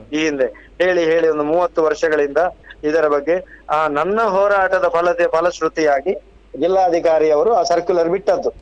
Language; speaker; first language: Kannada; non-native, local second language; Tulu